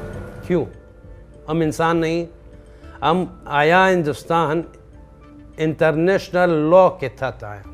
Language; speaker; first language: Hindi; non-native, fluent; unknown